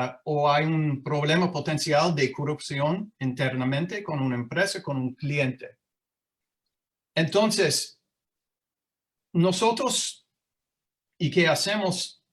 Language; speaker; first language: Spanish; non-native, fluent; English